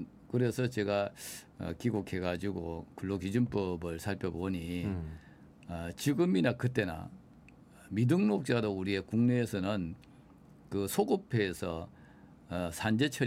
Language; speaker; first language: Korean; native; Korean